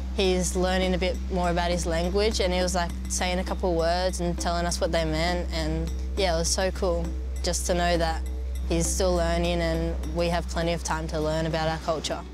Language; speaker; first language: English; native; English